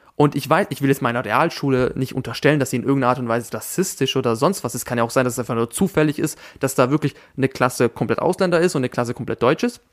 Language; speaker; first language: German; early bilingual, other home language; Albanian